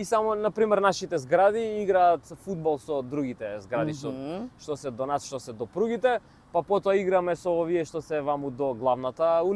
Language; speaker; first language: Macedonian; native; Macedonian